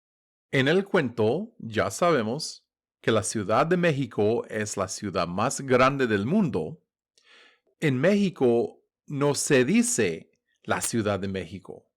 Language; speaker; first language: Spanish; non-native, fluent; English